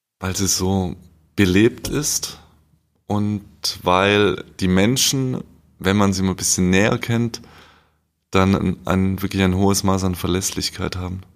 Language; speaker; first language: German; native; German